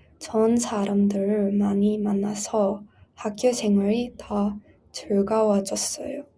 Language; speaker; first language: Korean; non-native, learner; English